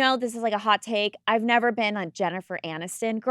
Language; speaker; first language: English; native; English